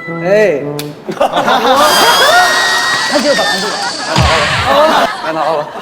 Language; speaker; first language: Chinese; non-native, learner; Korean